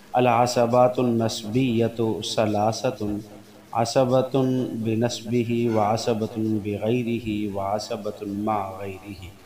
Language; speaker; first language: Urdu; native; Urdu